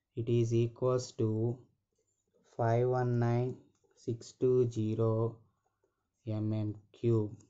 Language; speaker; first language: English; non-native, local second language; Telugu